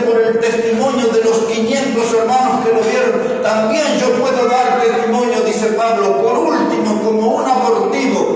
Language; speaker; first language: Spanish; native; Spanish